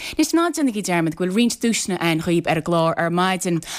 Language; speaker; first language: Irish; native; Irish